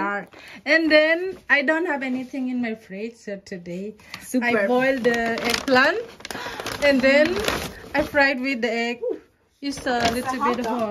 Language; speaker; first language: English; non-native, local second language; Bodo